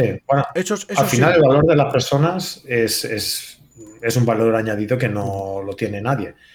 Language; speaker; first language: Spanish; native; Spanish